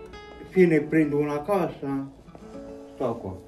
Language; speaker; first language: Italian; non-native, learner; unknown